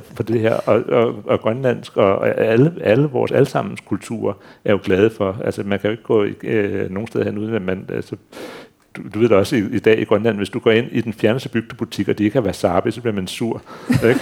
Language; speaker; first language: Danish; native; Danish